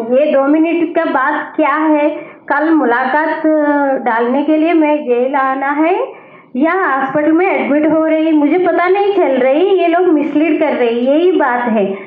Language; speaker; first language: Hindi; non-native, local second language; Telugu